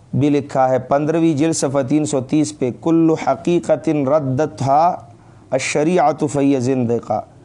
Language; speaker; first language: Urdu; non-native, local second language; Pashto